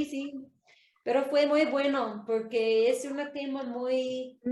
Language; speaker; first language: Spanish; non-native, learner; English